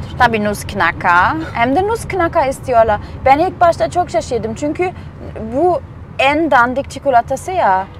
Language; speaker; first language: Turkish; non-native, fluent; German